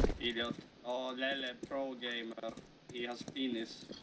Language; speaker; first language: English; non-native, learner; Swedish